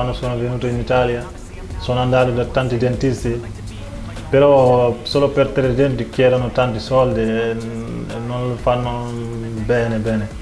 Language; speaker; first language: Italian; non-native, learner; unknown